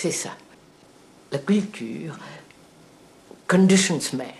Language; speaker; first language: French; non-native, fluent; Telugu